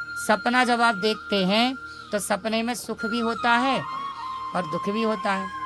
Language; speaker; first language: Hindi; native; Hindi